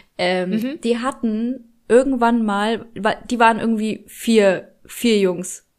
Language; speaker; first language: German; early bilingual, other home language; Polish